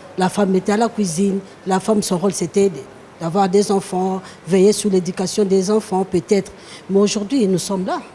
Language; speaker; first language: French; non-native, local second language; Lingala